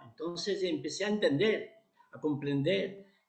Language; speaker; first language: Spanish; native; Spanish